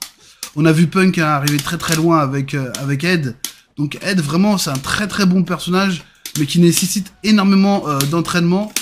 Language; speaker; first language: French; native; French